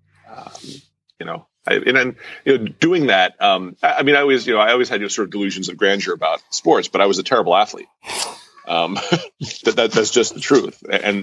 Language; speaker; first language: English; native; English